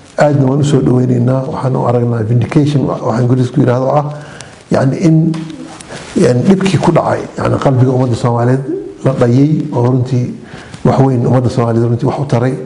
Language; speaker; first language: Somali; native; Somali